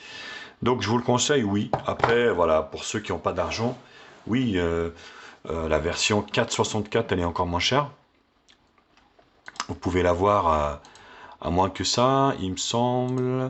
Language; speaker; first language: French; native; French